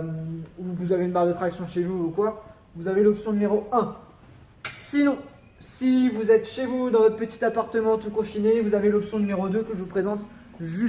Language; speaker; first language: French; native; French